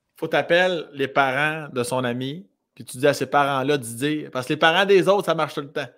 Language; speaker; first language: French; native; French